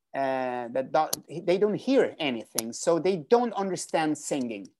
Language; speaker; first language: English; non-native, fluent; Spanish